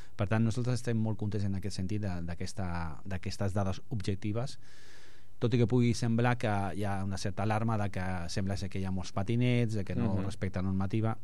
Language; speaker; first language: Catalan; non-native, local second language; Spanish